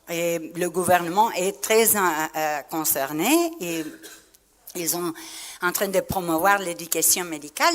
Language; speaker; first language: French; non-native, fluent; Spanish